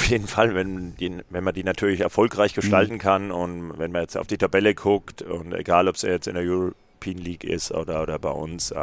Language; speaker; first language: German; native; German